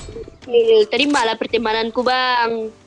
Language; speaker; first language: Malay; non-native, local second language; Minangkabau